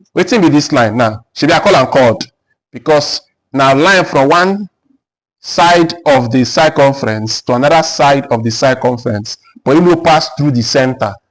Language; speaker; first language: Nigerian Pidgin; native; Nigerian Pidgin